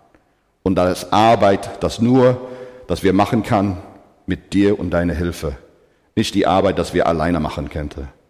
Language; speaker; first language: German; non-native, fluent; English